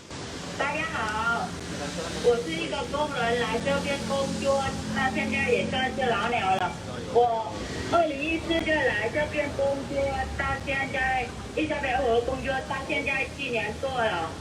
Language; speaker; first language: Chinese; non-native, fluent; Vietnamese